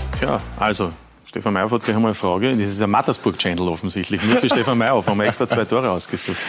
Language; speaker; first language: German; native; German